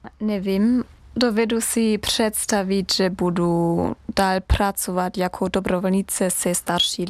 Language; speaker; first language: Czech; non-native, learner; German